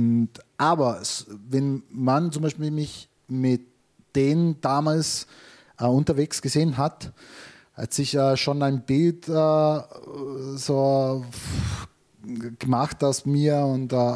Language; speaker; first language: German; non-native, fluent; Italian